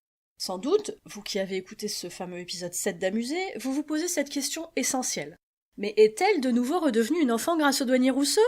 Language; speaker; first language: French; native; French